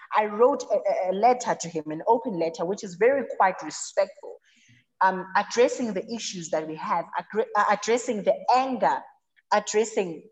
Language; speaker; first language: English; non-native, local second language; Zulu